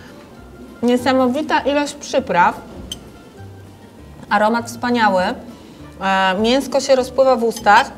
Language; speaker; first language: Polish; native; Polish